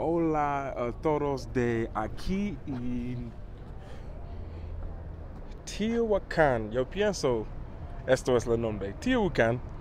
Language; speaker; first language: Spanish; non-native, learner; English